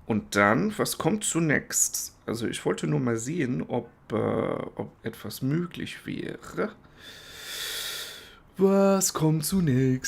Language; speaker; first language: German; non-native, fluent; English